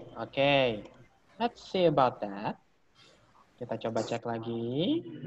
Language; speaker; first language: English; non-native, fluent; Indonesian